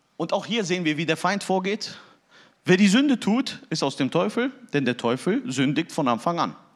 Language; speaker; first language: German; early bilingual, other home language; Turkish